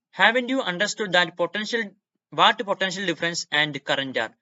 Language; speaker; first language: English; non-native, local second language; Malayalam